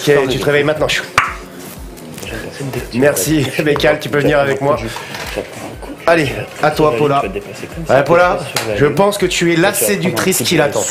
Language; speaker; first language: French; native; French